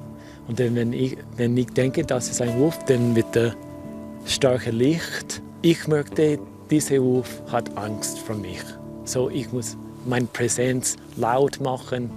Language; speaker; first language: German; non-native, learner; English